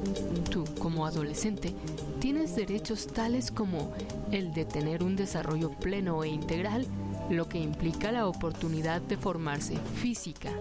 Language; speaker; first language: Spanish; native; Spanish